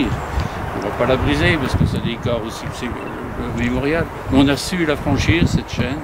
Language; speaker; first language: French; native; French